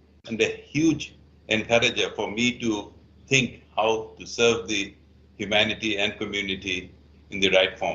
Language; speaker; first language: English; non-native, fluent; Bangla